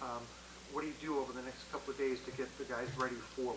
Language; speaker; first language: English; native; English